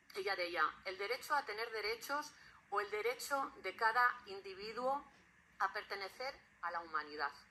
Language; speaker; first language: Spanish; non-native, local second language; Catalan